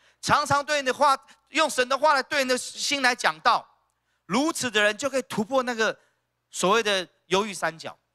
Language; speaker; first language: Chinese; native; Chinese